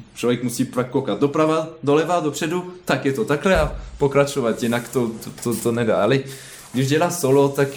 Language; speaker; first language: Czech; non-native, fluent; French